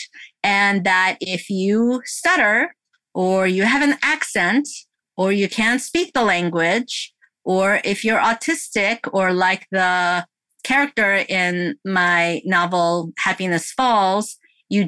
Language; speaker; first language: English; early bilingual, other home language; Korean